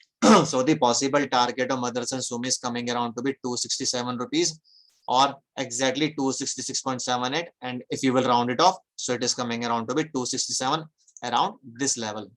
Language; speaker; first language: English; non-native, local second language; Hindi